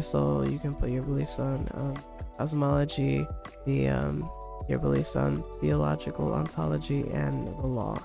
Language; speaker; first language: English; native; English